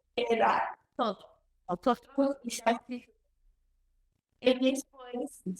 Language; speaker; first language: Spanish; non-native, learner; Portuguese